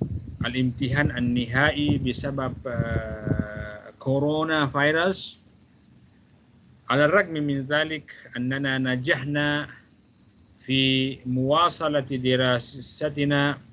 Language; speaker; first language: Arabic; non-native, fluent; Malay